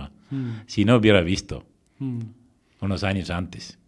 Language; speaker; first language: Spanish; non-native, fluent; Tamil